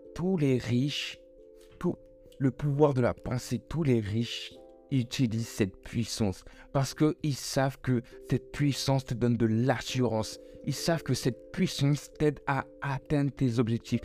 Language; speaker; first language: French; native; French